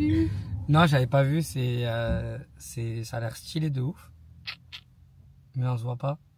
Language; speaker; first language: French; native; French